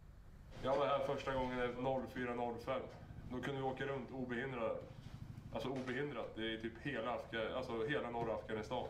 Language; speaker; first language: Swedish; native; Swedish